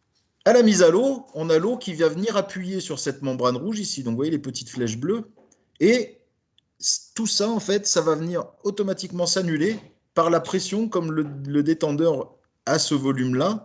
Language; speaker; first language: French; native; French